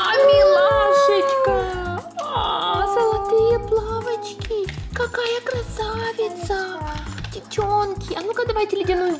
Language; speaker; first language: Russian; native; Russian